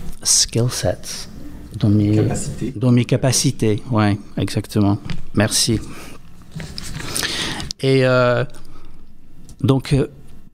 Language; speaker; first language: French; non-native, fluent; English